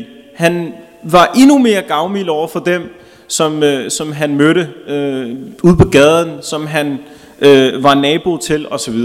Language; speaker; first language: Danish; early bilingual, other home language; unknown